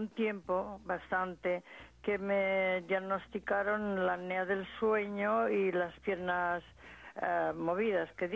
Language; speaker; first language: Spanish; native; Spanish